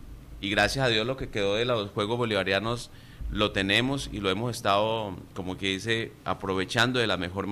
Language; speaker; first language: Spanish; native; Spanish